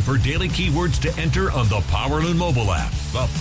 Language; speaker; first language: English; native; English